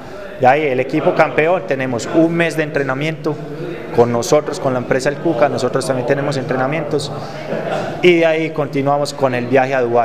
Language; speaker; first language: Spanish; native; Spanish